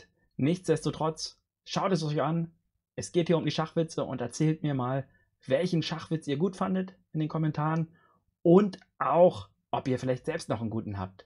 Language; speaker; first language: German; native; German